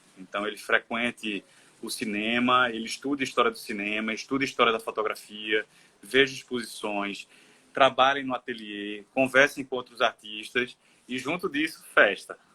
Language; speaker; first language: Portuguese; native; Portuguese